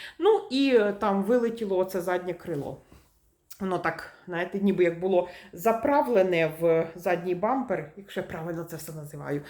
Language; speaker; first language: Ukrainian; native; Ukrainian